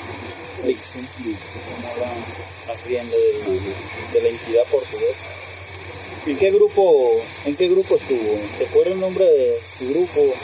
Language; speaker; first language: Spanish; native; Spanish